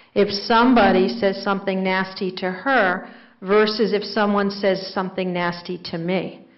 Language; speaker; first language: English; native; English